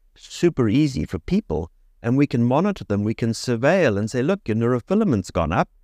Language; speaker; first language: English; native; English